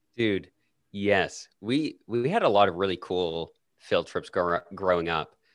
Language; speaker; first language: English; native; English